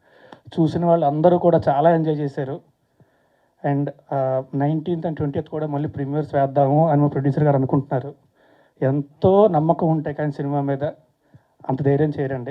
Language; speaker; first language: Telugu; native; Telugu